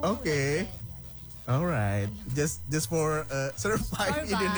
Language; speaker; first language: English; non-native, fluent; Indonesian